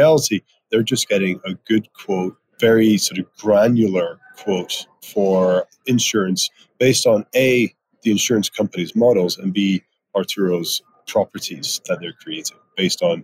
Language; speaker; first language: English; native; English